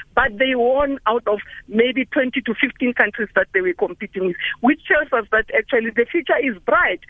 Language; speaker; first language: English; non-native, local second language; Northern Sotho